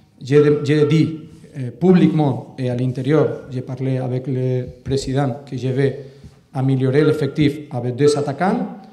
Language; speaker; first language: French; non-native, learner; Catalan